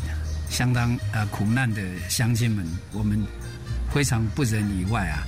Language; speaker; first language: Chinese; native; Chinese